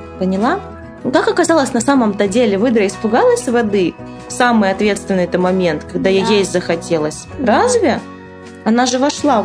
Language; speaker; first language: Russian; native; Russian